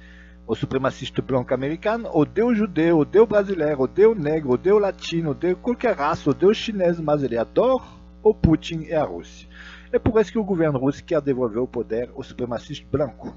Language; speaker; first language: Portuguese; non-native, fluent; Russian